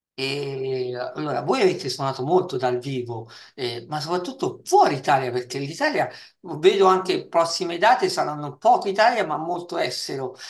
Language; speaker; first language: Italian; native; Italian